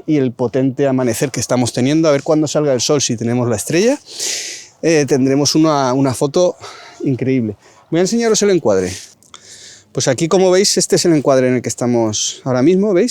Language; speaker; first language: Spanish; native; Spanish